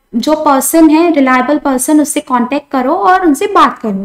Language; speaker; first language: Hindi; non-native, local second language; Marathi